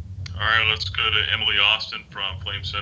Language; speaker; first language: English; native; English